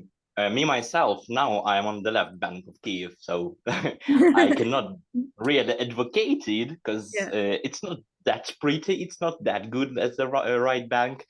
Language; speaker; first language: English; non-native, fluent; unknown